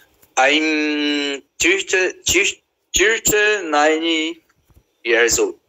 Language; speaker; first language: English; non-native, learner; Portuguese